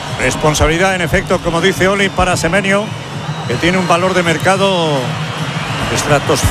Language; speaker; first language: Spanish; native; Spanish